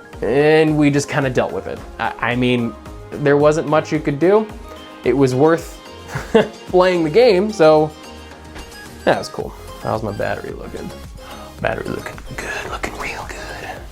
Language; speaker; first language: English; native; English